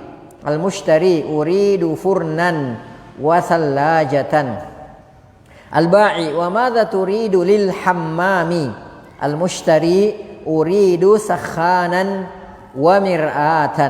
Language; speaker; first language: Arabic; non-native, fluent; Indonesian